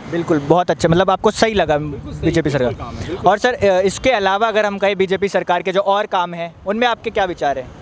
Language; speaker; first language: Hindi; native; Hindi